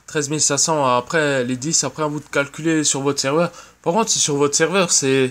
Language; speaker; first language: French; native; French